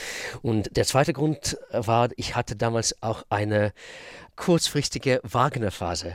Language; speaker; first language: German; non-native, fluent; Russian